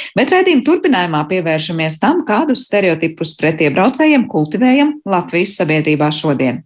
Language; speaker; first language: Latvian; native; Latvian